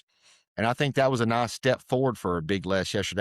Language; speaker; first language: English; native; English